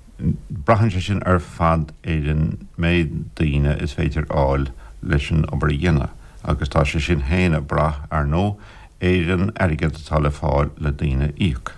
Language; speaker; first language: Irish; non-native, local second language; English